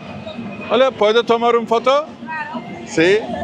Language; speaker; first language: Spanish; non-native, learner; Turkish